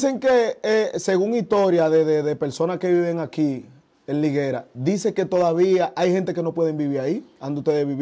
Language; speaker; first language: Spanish; native; Spanish